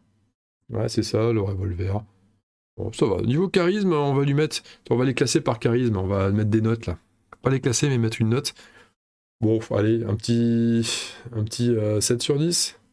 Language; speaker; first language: French; native; French